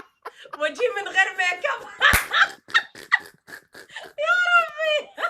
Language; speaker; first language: Arabic; native; Arabic